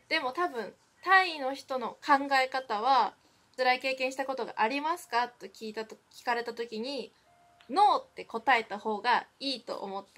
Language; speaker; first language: Japanese; native; Japanese